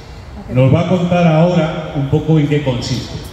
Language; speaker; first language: Spanish; native; Spanish